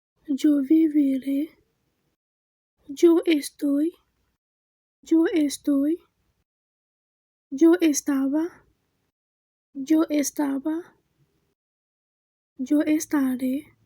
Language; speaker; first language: Spanish; non-native, fluent; Haitian Creole